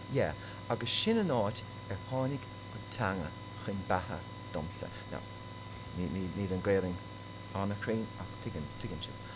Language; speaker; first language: Irish; native; Irish